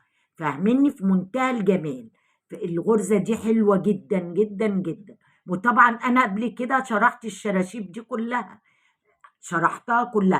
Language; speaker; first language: Arabic; native; Arabic